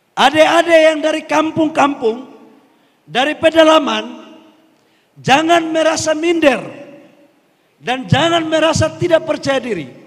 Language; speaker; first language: Indonesian; native; Indonesian